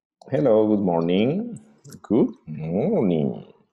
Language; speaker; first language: English; non-native, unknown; Spanish